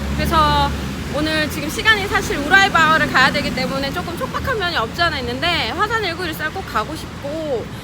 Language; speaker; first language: Korean; native; Korean